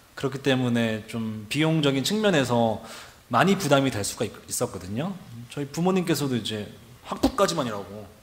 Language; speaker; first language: Korean; native; Korean